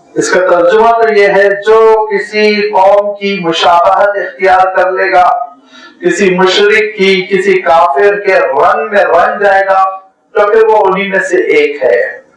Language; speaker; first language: Urdu; native; Urdu